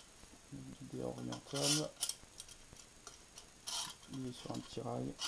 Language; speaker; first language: French; native; French